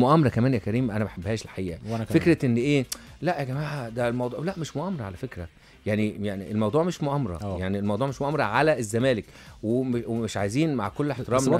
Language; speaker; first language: Arabic; native; Arabic